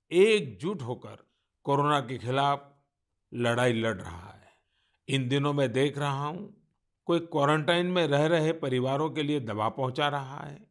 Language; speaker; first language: Hindi; non-native, local second language; Gujarati